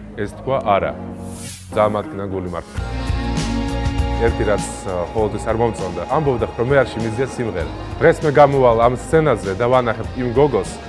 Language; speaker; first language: Georgian; early bilingual, heritage; Georgian